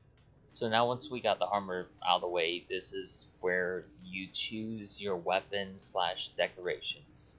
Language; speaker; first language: English; native; English